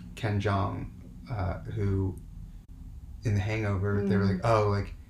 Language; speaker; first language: English; native; English